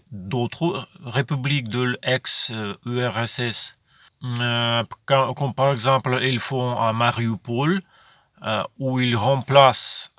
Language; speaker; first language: French; non-native, fluent; Ukrainian